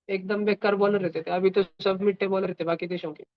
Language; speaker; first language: Hindi; non-native, local second language; Marathi